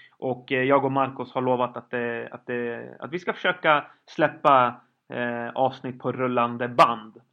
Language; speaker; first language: Swedish; early bilingual, other home language; Kurdish